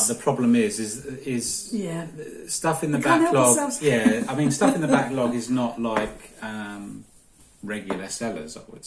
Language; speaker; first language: English; native; English